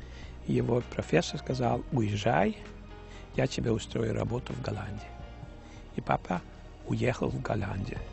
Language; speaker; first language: Russian; early bilingual, heritage; Russian